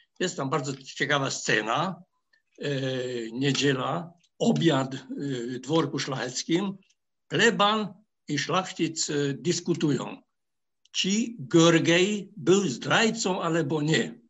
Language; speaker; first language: Polish; non-native, fluent; Hungarian